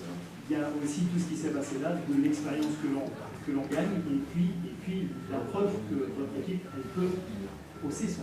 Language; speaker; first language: French; native; French